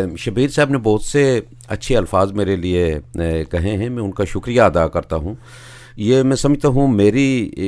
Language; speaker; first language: Urdu; non-native, local second language; Punjabi